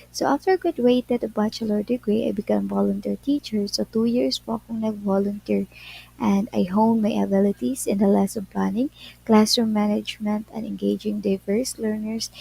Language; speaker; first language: English; non-native, local second language; Filipino